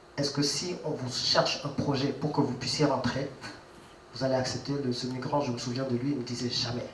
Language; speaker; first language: French; non-native, local second language; Wolof